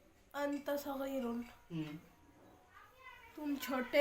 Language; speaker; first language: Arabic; non-native, learner; Urdu